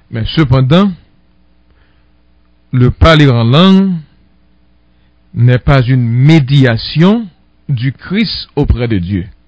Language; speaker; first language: French; non-native, local second language; Haitian Creole